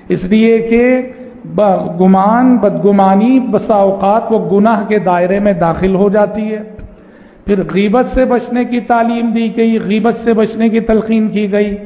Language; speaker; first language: Urdu; native; Urdu